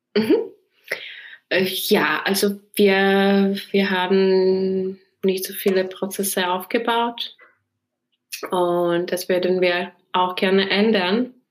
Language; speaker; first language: German; non-native, fluent; Czech